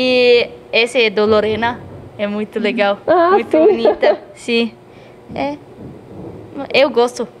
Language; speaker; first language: Portuguese; non-native, learner; German